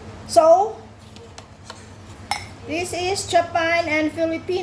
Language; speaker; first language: English; non-native, learner; Filipino